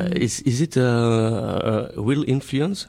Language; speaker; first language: English; non-native, learner; French